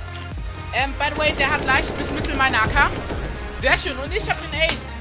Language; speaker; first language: German; native; German